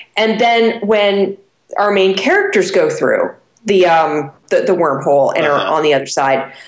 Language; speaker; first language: English; native; English